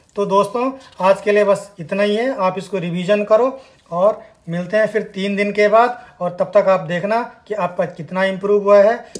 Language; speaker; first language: Hindi; native; Hindi